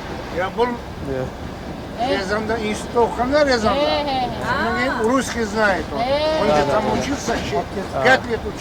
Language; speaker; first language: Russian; non-native, local second language; Kara-Kalpak